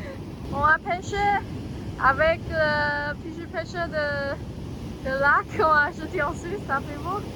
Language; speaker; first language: French; non-native, learner; Chinese